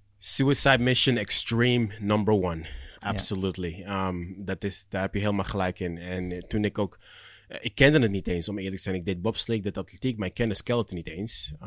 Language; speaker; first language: Dutch; early bilingual, other home language; Akan